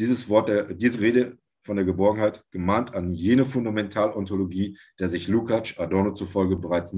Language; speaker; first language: German; native; German